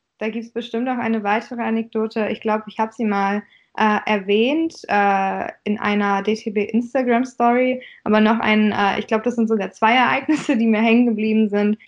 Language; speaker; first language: German; early bilingual, other home language; Russian